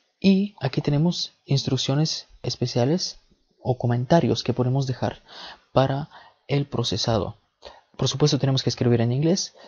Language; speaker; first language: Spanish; early bilingual, other home language; Bulgarian